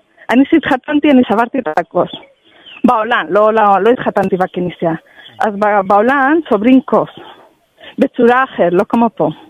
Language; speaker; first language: Hebrew; non-native, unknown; Spanish